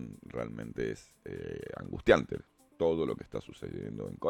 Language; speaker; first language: Spanish; native; Spanish